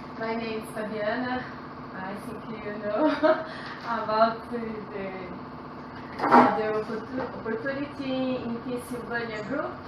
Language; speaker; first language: English; non-native, learner; Portuguese